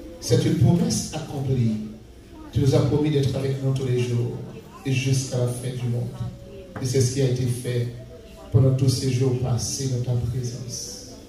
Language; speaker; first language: French; non-native, local second language; Haitian Creole